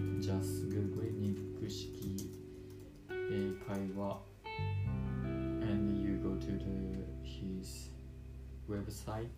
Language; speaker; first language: English; non-native, learner; Japanese